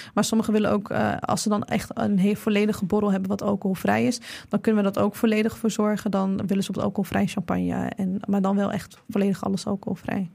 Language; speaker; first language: Dutch; early bilingual, other home language; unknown